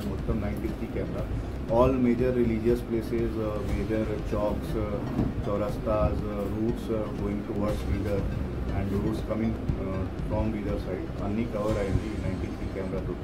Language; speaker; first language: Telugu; non-native, local second language; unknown